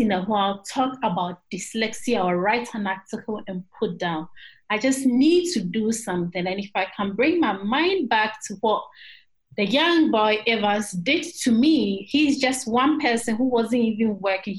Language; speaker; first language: English; non-native, local second language; Akan